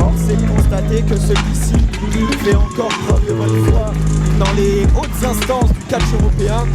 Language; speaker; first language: French; native; French